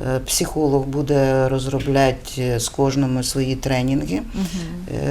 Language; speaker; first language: Ukrainian; native; Ukrainian